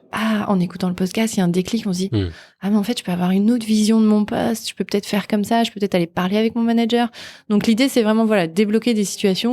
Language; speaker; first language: French; native; French